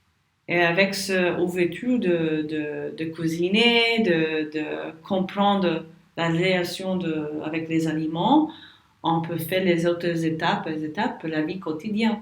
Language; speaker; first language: French; non-native, learner; English